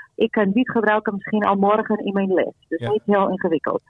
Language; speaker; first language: Dutch; non-native, fluent; Portuguese